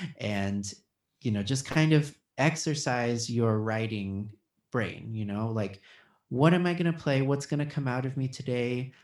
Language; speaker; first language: English; early bilingual, other home language; Spanish